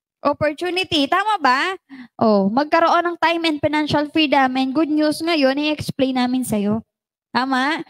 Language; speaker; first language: Filipino; non-native, local second language; Bikol